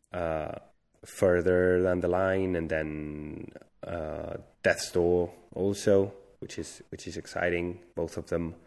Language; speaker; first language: English; non-native, fluent; Spanish